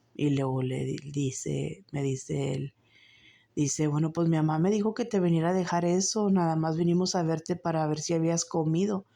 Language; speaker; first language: Spanish; early bilingual, heritage; Spanish